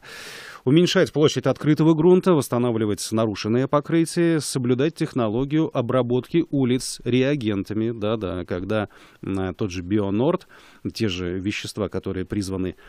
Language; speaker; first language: Russian; native; Russian